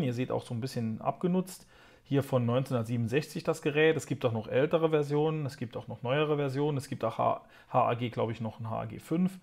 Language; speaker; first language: German; native; German